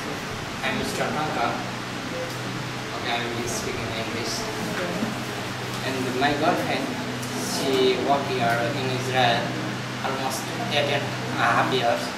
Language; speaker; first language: English; non-native, learner; Nepali